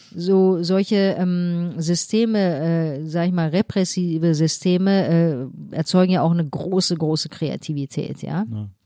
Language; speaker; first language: German; native; German